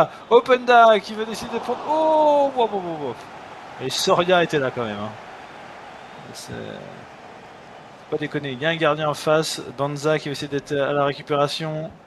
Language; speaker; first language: French; native; French